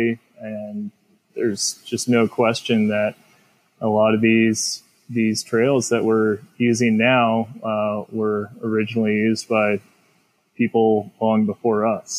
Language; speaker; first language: English; native; English